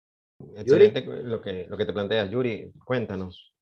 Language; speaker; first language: Spanish; native; Spanish